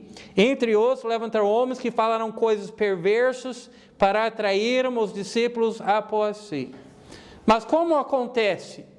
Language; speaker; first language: Portuguese; non-native, fluent; English